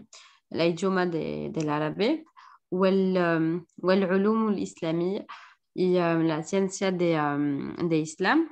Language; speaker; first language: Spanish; non-native, learner; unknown